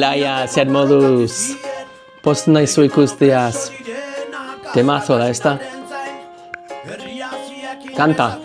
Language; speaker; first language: Basque; non-native, learner; English